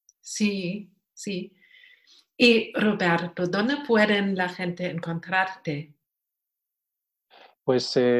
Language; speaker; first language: Spanish; non-native, learner; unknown